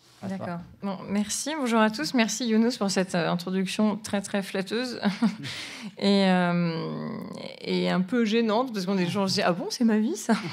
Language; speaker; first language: French; native; French